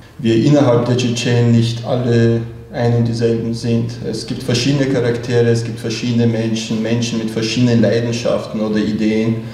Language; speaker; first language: German; early bilingual, other home language; Chechen